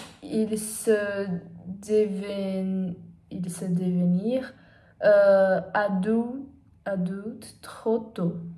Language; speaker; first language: French; non-native, learner; Portuguese